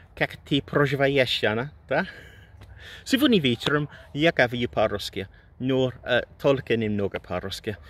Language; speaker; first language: Russian; non-native, learner; English